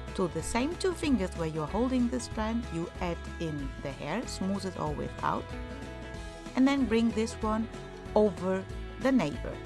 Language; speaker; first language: English; non-native, fluent; German